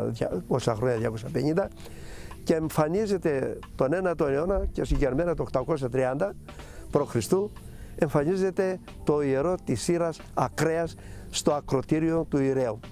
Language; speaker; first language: Greek; native; Greek